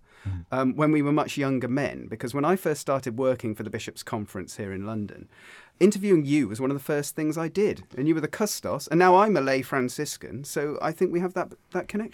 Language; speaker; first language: English; native; English